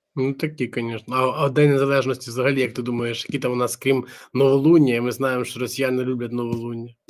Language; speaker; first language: Ukrainian; native; Ukrainian